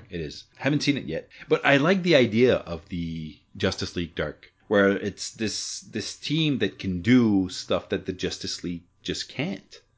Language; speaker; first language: English; native; English